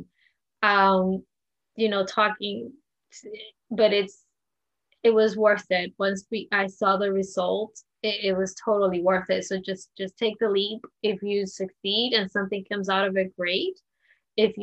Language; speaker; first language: English; non-native, fluent; Spanish